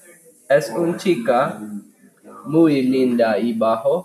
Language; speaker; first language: Spanish; non-native, learner; English